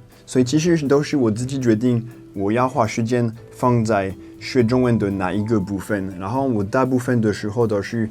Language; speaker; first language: Chinese; non-native, fluent; French